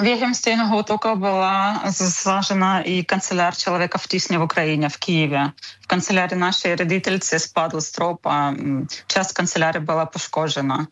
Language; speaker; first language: Czech; non-native, learner; Ukrainian